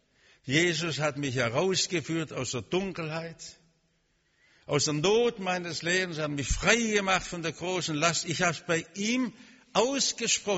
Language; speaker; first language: German; native; German